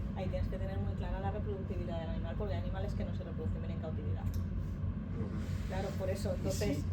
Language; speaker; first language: Spanish; native; Spanish